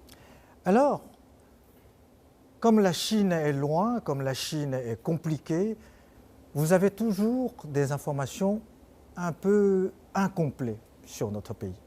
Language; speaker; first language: French; non-native, fluent; Chinese